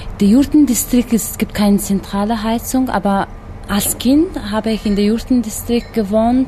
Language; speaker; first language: German; non-native, fluent; Mongolian